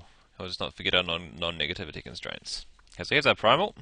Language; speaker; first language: English; native; English